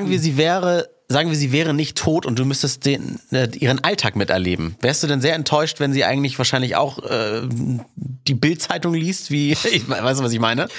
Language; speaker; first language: German; native; German